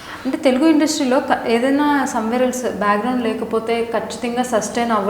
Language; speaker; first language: Telugu; native; Telugu